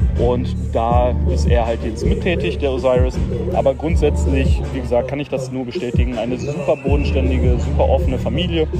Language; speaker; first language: German; native; German